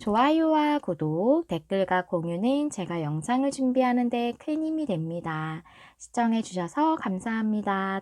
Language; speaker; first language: Korean; native; Korean